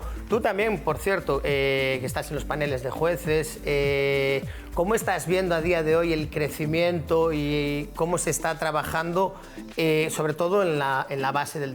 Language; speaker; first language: Spanish; native; Spanish